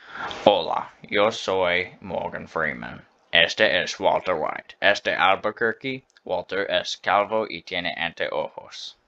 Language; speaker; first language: Spanish; non-native, learner; English